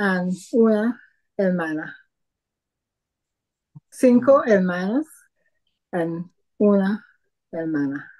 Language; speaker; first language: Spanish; non-native, learner; English